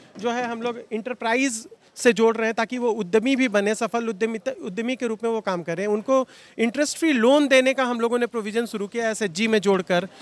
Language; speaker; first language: Hindi; native; Hindi